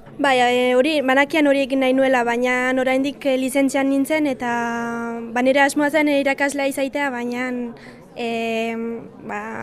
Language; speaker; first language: Basque; non-native, local second language; French